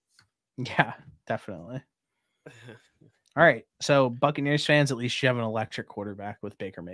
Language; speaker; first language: English; native; English